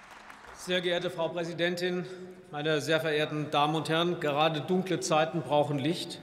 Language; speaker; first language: German; native; German